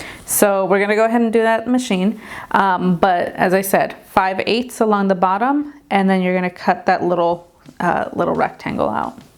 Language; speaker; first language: English; native; English